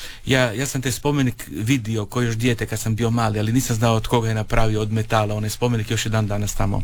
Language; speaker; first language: Serbian; native; Serbian